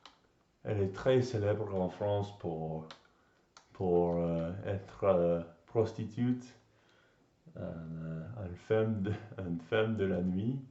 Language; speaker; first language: French; non-native, learner; English